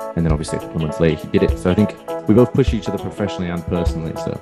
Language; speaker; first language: English; native; English